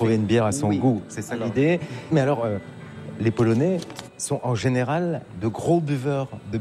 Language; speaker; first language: French; native; French